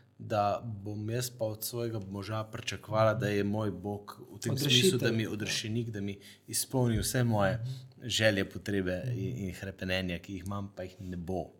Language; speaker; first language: Slovenian; native; Slovenian